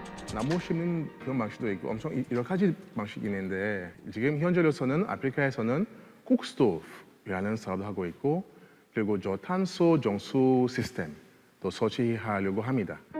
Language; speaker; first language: Korean; non-native, fluent; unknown